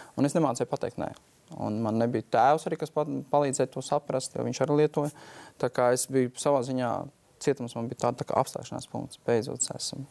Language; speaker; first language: Latvian; native; Latvian